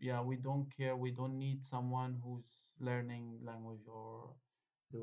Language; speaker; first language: English; non-native, fluent; Arabic